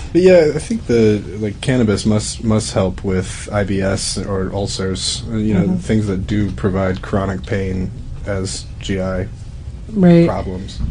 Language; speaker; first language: English; native; English